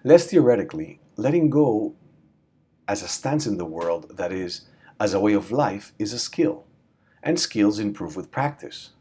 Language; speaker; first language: English; native; English